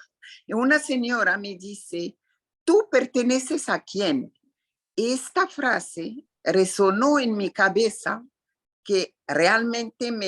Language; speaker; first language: Spanish; non-native, fluent; Arabic